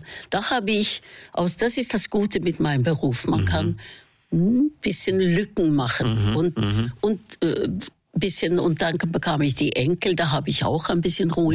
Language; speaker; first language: German; non-native, fluent; Norwegian